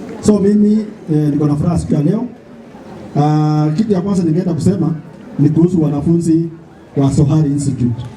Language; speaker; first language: Swahili; non-native, local second language; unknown